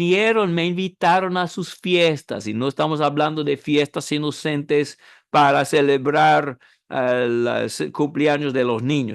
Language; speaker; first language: Spanish; non-native, fluent; English